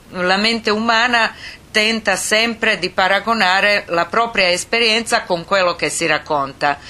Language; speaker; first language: Italian; non-native, fluent; Croatian